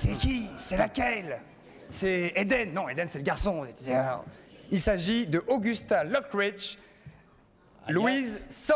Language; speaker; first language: French; native; French